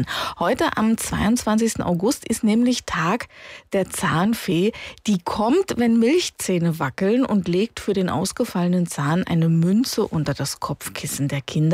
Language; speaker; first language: German; native; German